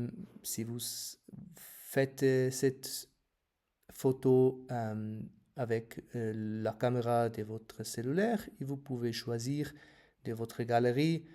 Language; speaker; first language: French; non-native, fluent; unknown